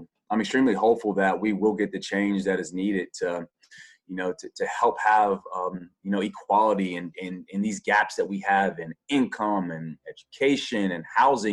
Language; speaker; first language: English; native; English